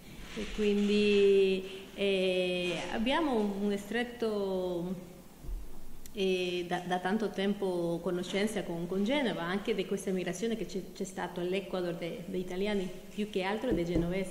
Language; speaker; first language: Italian; non-native, fluent; Spanish